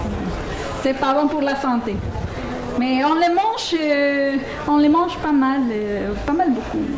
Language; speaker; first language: French; non-native, fluent; Spanish